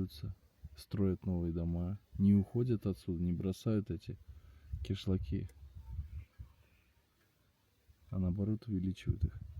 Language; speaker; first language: Russian; native; Russian